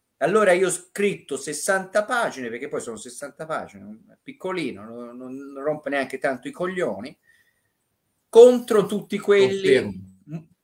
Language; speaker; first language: Italian; native; Italian